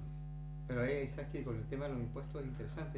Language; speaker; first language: Spanish; native; Spanish